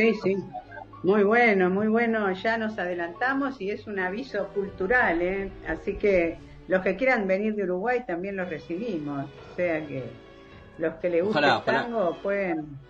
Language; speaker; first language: Spanish; native; Spanish